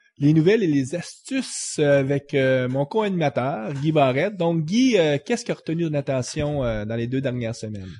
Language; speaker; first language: French; native; French